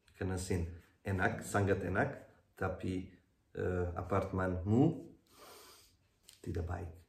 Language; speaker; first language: Indonesian; non-native, learner; Hungarian